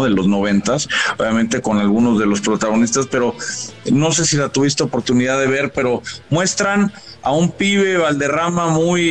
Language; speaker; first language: Spanish; native; Spanish